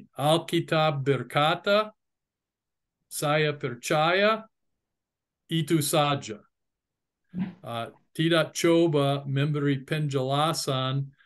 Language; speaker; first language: Indonesian; non-native, fluent; English